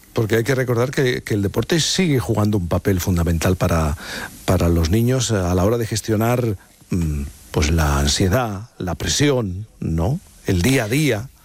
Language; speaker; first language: Spanish; native; Spanish